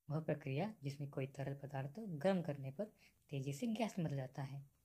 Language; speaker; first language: Hindi; non-native, local second language; Marathi